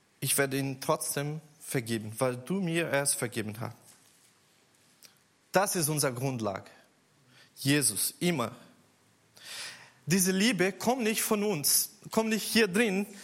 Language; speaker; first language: German; non-native, learner; Portuguese